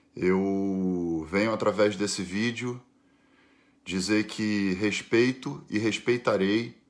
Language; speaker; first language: Portuguese; native; Portuguese